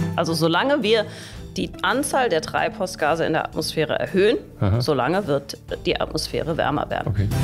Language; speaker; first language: German; native; German